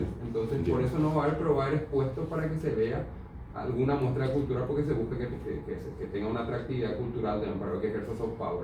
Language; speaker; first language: Spanish; native; Spanish